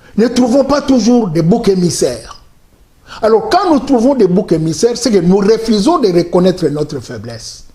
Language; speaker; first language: French; non-native, local second language; Luba-Lulua